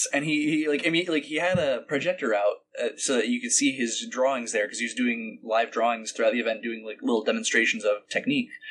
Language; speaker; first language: English; native; English